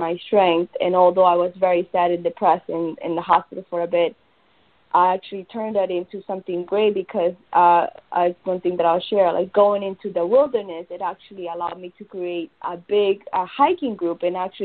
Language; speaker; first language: English; early bilingual, other home language; Spanish